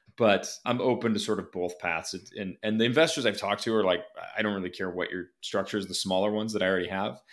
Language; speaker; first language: English; native; English